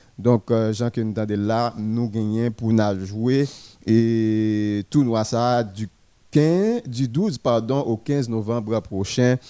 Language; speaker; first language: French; non-native, local second language; Haitian Creole